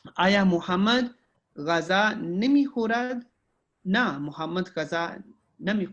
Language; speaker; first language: Persian; non-native, learner; Urdu